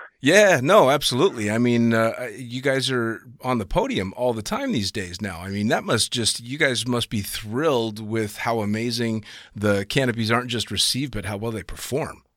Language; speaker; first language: English; native; English